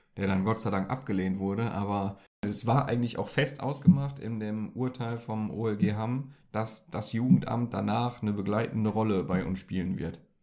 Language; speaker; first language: German; early bilingual, other home language; Turkish